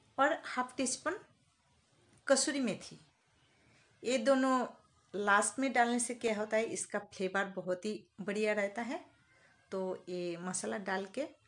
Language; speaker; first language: Hindi; native; Hindi